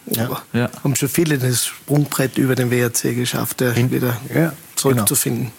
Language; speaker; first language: German; native; German